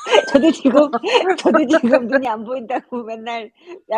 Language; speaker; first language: Korean; native; Korean